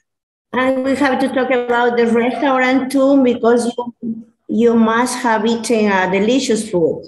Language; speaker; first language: English; non-native, learner; Spanish